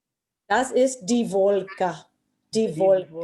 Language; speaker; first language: German; non-native, fluent; English